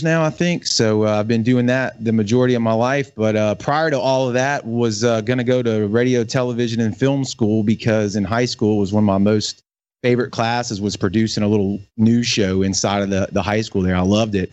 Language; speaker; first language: English; native; English